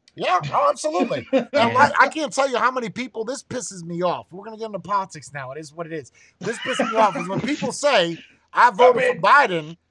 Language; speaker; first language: English; native; English